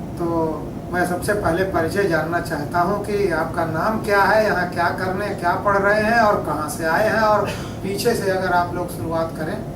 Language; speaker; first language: Hindi; native; Hindi